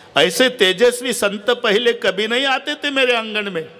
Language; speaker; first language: Hindi; non-native, local second language; Marathi